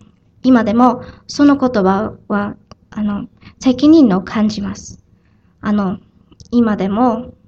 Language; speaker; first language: Japanese; non-native, learner; Filipino